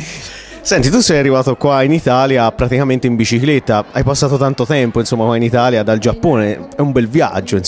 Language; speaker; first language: Italian; native; Italian